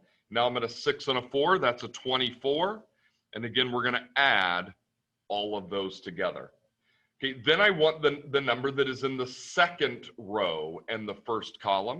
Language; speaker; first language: English; native; English